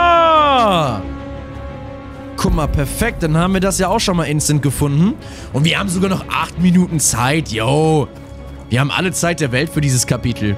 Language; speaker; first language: German; native; German